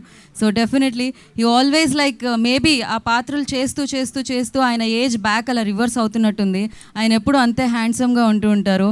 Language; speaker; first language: Telugu; native; Telugu